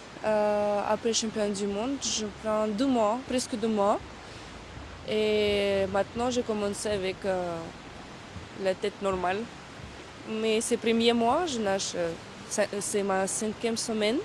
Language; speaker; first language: French; non-native, fluent; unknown